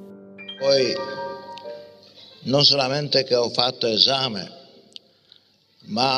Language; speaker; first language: Italian; non-native, fluent; Polish